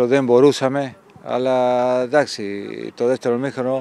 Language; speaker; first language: Greek; non-native, fluent; Spanish